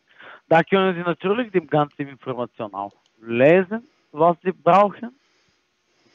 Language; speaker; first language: German; non-native, fluent; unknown